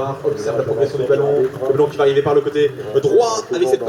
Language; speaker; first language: French; native; French